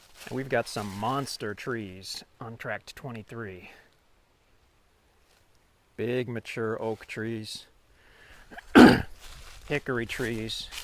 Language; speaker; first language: English; native; English